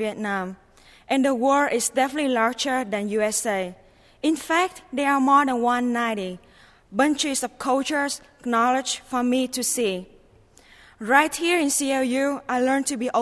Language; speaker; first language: English; non-native, fluent; Vietnamese